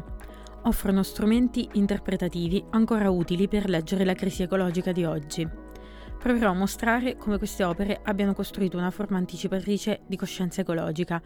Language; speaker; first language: Italian; native; Italian